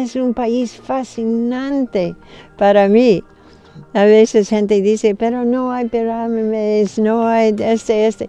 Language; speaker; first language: Spanish; non-native, fluent; English